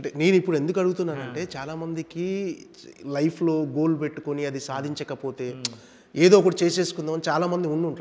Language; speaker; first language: Telugu; native; Telugu